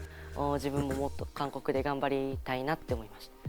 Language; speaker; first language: Japanese; native; Japanese